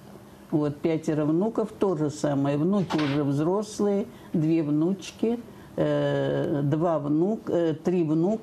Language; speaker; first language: Russian; native; Russian